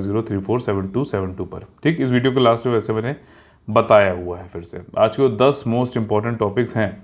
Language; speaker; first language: Hindi; native; Hindi